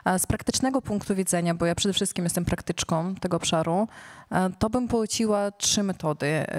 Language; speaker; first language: Polish; non-native, fluent; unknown